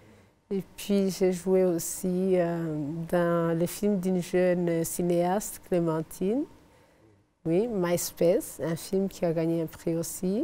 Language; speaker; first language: French; non-native, fluent; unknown